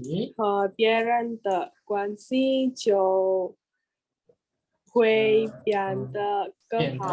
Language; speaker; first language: Chinese; non-native, learner; Indonesian